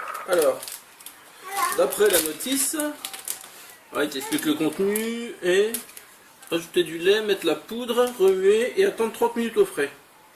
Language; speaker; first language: French; native; French